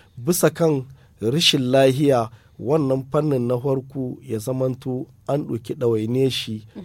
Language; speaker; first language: Hausa; native; Hausa